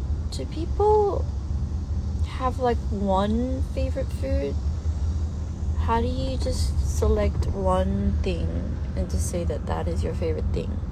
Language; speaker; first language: English; early bilingual, other home language; Korean